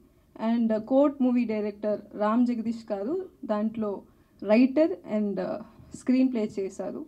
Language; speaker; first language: Telugu; non-native, learner; Tamil